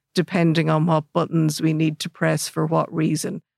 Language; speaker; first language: English; native; English